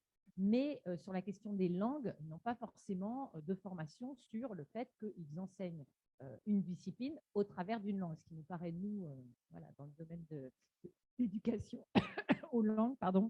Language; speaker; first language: French; native; French